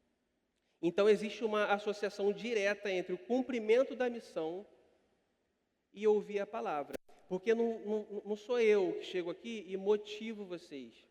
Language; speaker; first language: Portuguese; native; Portuguese